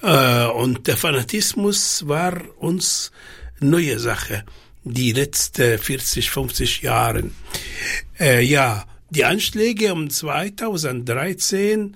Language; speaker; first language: German; non-native, fluent; Arabic